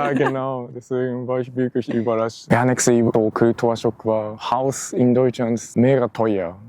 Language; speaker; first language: German; non-native, learner; Japanese